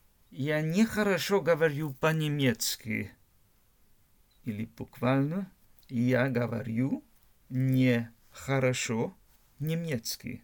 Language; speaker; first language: Russian; non-native, learner; German